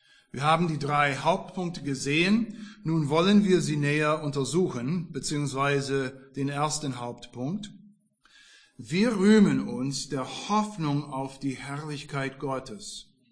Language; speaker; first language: German; non-native, fluent; English